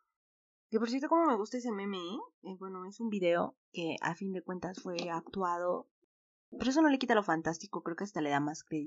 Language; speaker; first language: Spanish; native; Spanish